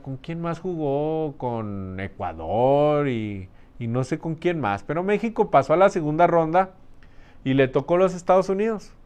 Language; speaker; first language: Spanish; native; Spanish